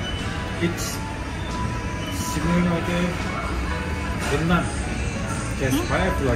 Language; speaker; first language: English; non-native, learner; Turkish